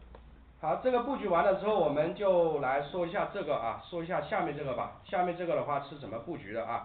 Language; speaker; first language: Chinese; native; Chinese